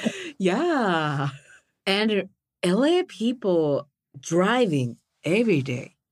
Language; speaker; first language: English; non-native, learner; Japanese